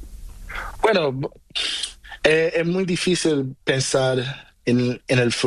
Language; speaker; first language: Spanish; non-native, learner; Portuguese